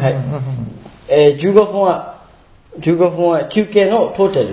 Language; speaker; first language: Japanese; non-native, learner; Burmese